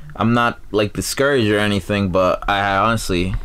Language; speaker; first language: English; early bilingual, other home language; Spanish